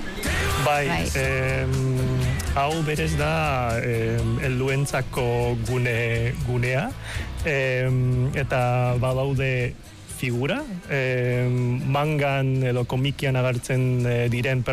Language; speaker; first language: Basque; non-native, fluent; Cantonese